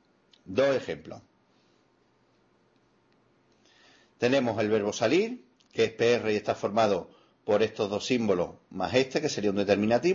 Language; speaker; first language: Spanish; native; Spanish